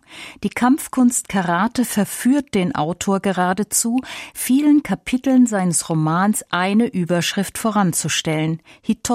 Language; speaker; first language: German; native; German